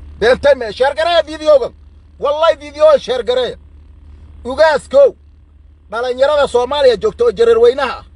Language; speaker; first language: Somali; native; Somali